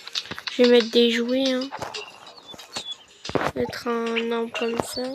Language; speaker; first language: French; native; French